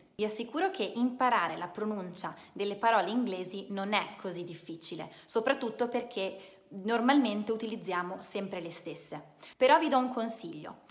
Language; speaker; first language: Italian; native; Italian